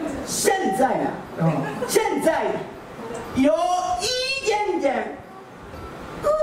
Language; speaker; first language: Chinese; non-native, learner; Japanese